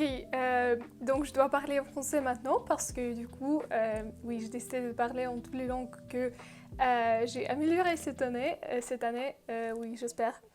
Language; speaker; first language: French; non-native, fluent; Russian